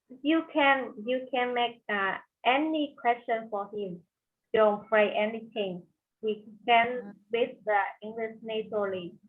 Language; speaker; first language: English; non-native, learner; Vietnamese